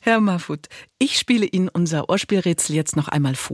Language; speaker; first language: German; native; German